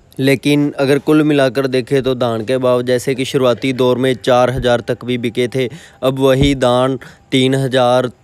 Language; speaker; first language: Hindi; non-native, local second language; Punjabi